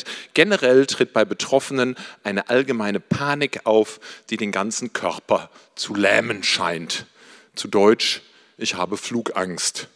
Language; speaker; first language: German; native; German